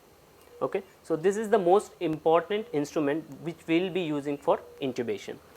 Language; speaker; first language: English; non-native, local second language; Malayalam